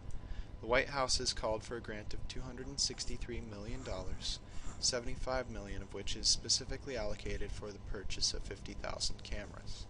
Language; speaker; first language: English; native; English